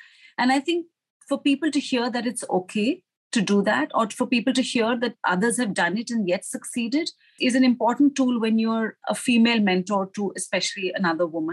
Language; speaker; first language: English; non-native, local second language; Hindi